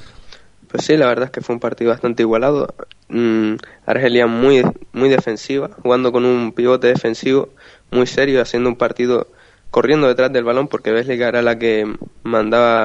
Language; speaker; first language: Spanish; native; Spanish